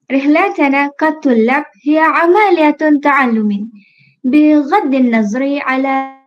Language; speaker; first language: Arabic; non-native, fluent; Malay